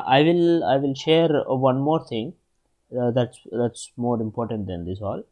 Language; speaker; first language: English; non-native, local second language; Telugu